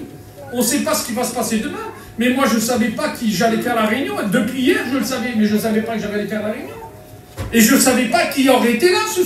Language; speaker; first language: French; native; French